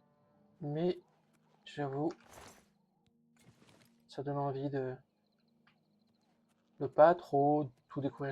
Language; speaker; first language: French; native; French